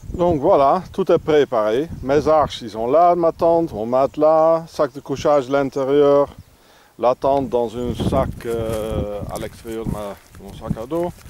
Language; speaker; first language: French; non-native, fluent; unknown